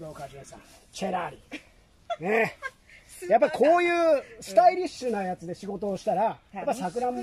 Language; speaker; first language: Japanese; native; Japanese